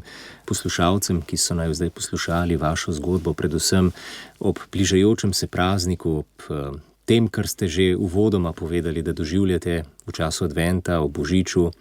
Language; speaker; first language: Slovenian; native; Slovenian